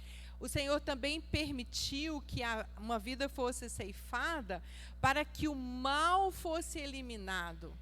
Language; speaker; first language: Portuguese; native; Portuguese